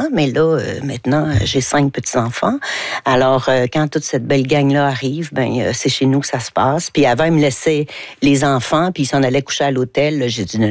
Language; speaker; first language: French; native; French